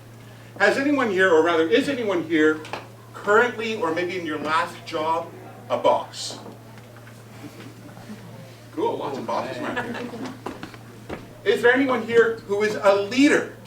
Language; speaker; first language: English; native; English